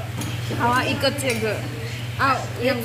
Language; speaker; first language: Chinese; non-native, learner; Filipino